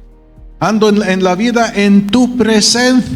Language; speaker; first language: Spanish; non-native, fluent; Arabic